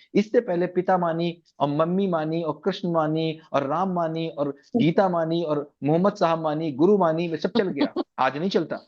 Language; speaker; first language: Hindi; native; Hindi